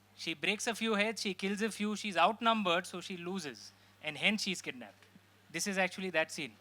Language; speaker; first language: English; non-native, local second language; Hindi